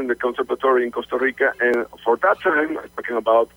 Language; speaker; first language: English; non-native, learner; Spanish